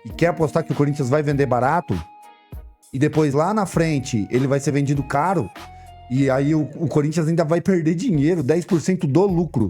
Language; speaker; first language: Portuguese; native; Portuguese